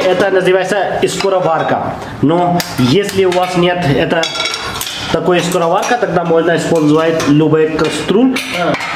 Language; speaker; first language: Russian; non-native, learner; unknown